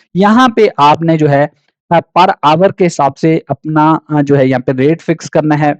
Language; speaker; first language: Urdu; non-native, local second language; Punjabi